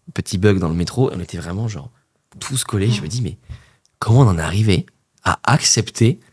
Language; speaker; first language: French; native; French